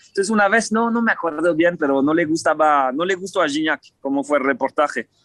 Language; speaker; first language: Spanish; non-native, fluent; French